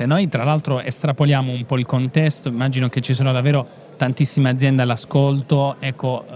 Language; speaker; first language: Italian; native; Italian